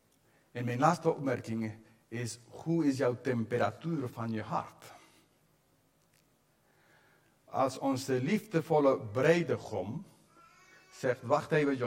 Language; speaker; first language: Dutch; non-native, fluent; English